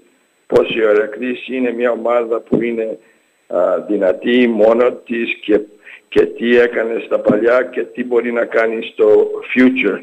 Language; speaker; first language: Greek; early bilingual, heritage; English